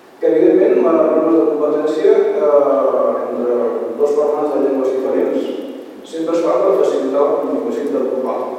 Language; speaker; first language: Catalan; native; Catalan